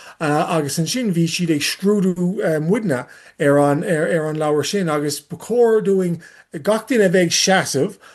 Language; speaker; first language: Irish; non-native, learner; English